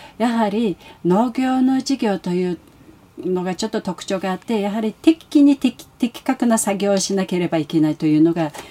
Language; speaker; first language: Japanese; non-native, fluent; Mongolian